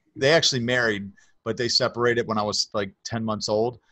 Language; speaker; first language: English; native; English